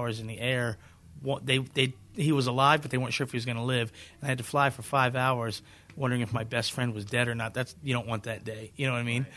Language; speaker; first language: English; native; English